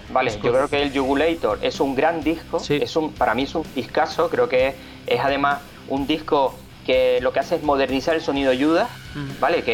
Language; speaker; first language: Spanish; native; Spanish